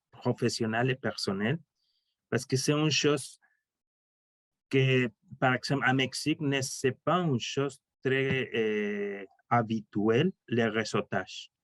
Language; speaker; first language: French; non-native, learner; Spanish